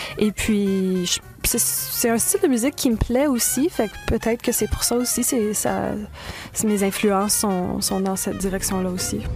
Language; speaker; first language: French; native; French